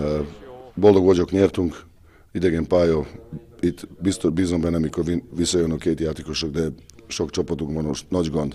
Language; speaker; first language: Hungarian; non-native, learner; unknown